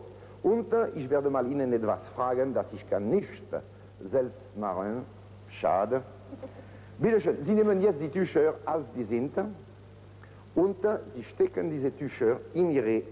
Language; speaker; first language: German; non-native, fluent; French